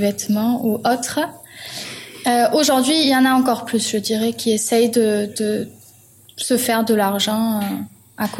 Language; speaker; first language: French; non-native, fluent; German